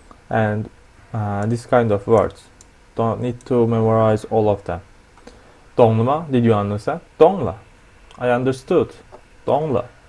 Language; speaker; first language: English; non-native, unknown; Turkish